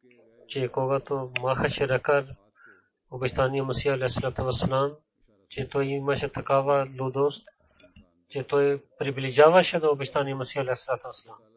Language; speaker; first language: Bulgarian; non-native, learner; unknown